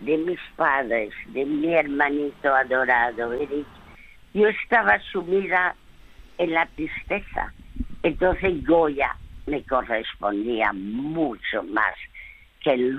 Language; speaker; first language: Spanish; early bilingual, other home language; French